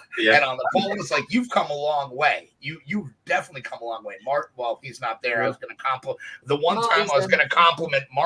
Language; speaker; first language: English; native; English